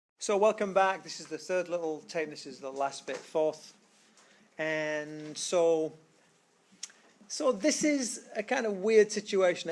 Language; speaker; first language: English; native; English